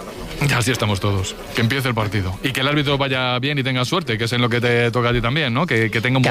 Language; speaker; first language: Spanish; native; Spanish